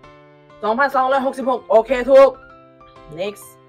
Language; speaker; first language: Thai; native; Thai